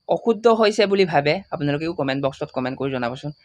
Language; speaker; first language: Assamese; non-native, local second language; Mising